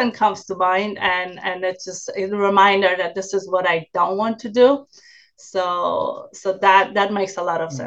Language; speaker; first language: English; non-native, fluent; Polish